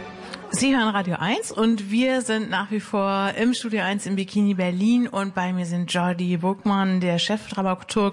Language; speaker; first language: German; native; German